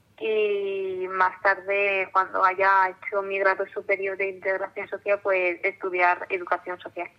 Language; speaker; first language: Spanish; early bilingual, other home language; Arabic